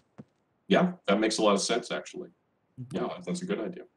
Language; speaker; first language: English; native; English